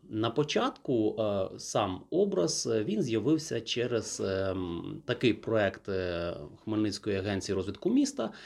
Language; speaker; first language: Ukrainian; native; Ukrainian